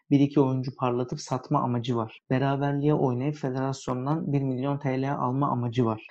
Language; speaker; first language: Turkish; early bilingual, heritage; Turkish